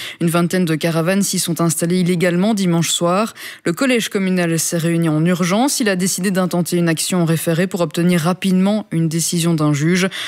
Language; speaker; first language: French; native; French